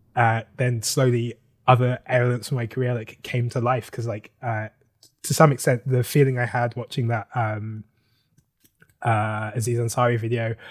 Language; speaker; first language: English; native; English